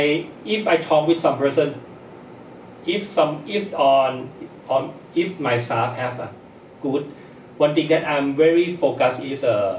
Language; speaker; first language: English; non-native, learner; Thai